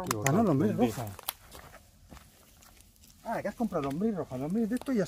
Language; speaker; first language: Spanish; native; Spanish